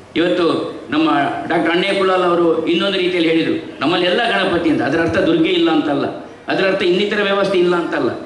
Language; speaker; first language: Kannada; non-native, local second language; Tulu